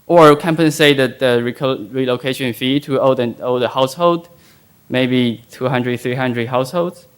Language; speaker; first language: English; non-native, fluent; Chinese